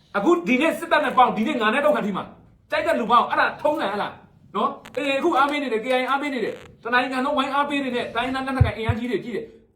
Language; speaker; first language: Burmese; non-native, local second language; Shwe Palaung